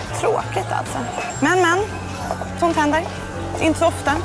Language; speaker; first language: Swedish; native; Swedish